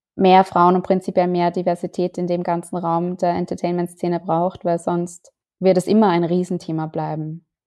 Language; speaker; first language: German; native; German